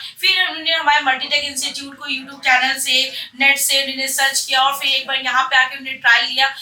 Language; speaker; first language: Hindi; native; Hindi